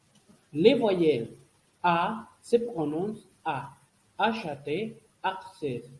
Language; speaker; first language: French; non-native, learner; Spanish